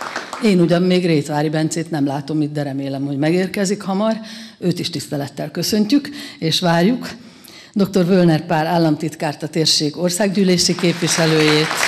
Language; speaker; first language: Hungarian; native; Hungarian